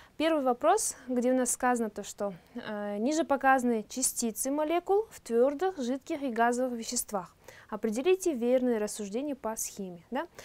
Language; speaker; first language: Russian; non-native, local second language; Kazakh